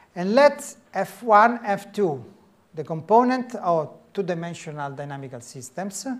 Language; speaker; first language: English; non-native, fluent; Italian